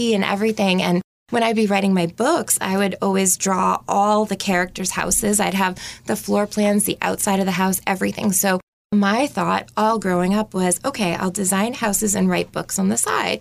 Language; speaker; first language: English; native; English